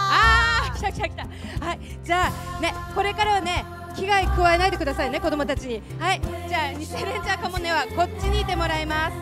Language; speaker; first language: Japanese; native; Japanese